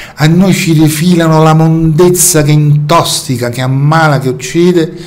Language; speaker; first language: Italian; native; Italian